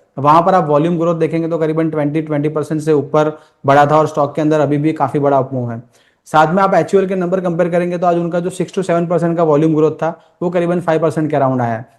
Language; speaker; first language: Hindi; non-native, local second language; Gujarati